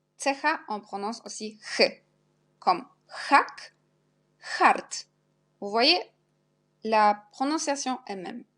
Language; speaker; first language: French; non-native, fluent; Polish